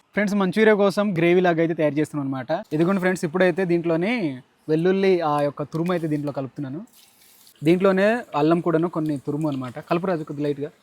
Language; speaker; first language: Telugu; native; Telugu